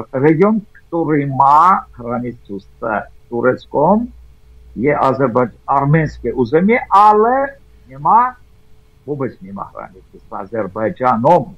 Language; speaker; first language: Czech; non-native, fluent; Armenian